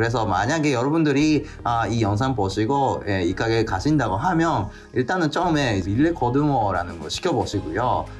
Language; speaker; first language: Korean; non-native, fluent; Japanese